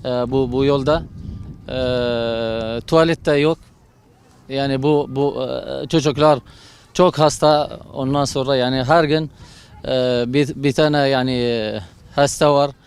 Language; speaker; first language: Turkish; non-native, learner; Arabic